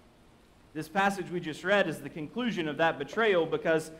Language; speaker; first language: English; native; English